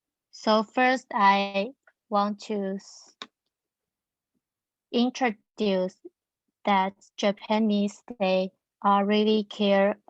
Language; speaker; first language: English; non-native, learner; Chinese